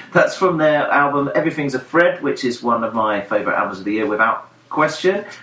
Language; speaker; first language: English; native; English